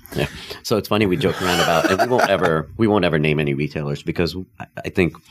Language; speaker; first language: English; non-native, local second language; Hindi